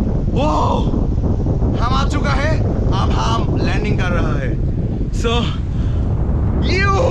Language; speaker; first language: Hindi; non-native, learner; Bangla